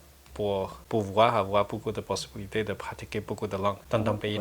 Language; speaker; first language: French; non-native, fluent; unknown